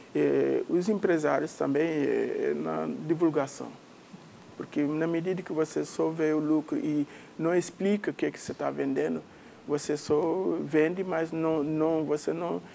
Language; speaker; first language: Portuguese; non-native, fluent; Wolof